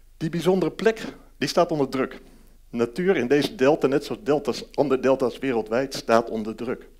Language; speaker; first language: Dutch; early bilingual, heritage; Dutch